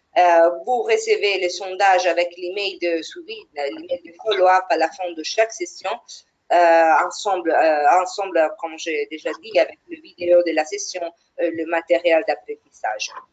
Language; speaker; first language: French; non-native, fluent; Italian